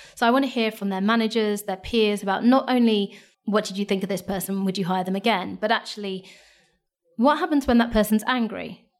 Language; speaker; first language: English; native; English